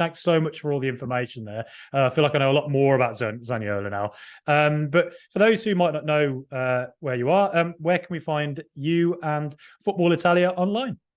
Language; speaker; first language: English; native; English